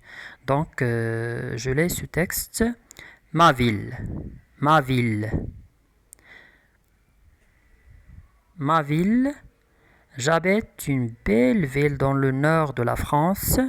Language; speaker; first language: French; non-native, local second language; Arabic